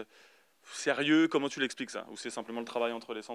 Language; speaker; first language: French; native; French